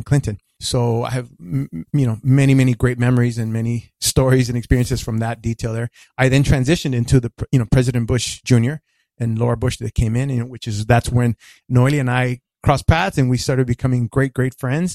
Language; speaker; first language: English; early bilingual, other home language; Spanish